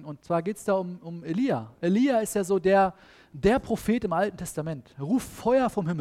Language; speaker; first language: German; native; German